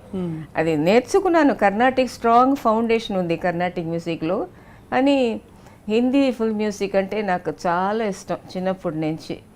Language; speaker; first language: Telugu; non-native, local second language; Tamil